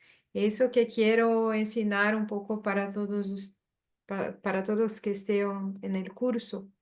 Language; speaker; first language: Spanish; non-native, learner; Portuguese